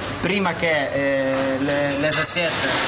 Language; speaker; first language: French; non-native, learner; Italian